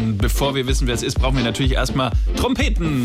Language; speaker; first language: German; native; German